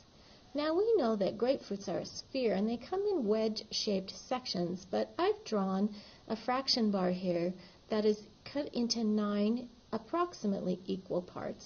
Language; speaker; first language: English; native; English